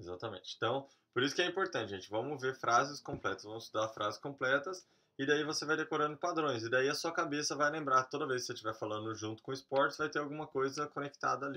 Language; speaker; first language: Portuguese; native; Portuguese